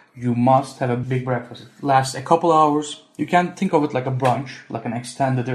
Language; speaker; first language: English; non-native, fluent; Turkish